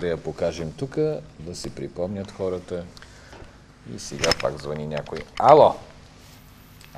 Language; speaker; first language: Bulgarian; native; Bulgarian